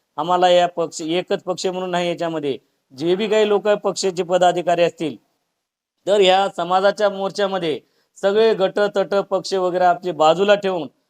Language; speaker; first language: Marathi; native; Marathi